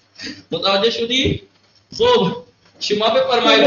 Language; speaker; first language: Persian; non-native, fluent; Urdu